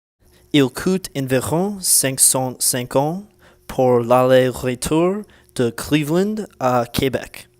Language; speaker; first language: French; non-native, learner; English